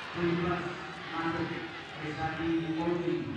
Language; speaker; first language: Indonesian; native; Indonesian